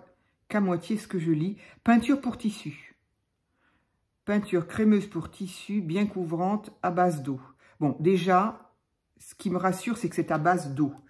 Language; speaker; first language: French; native; French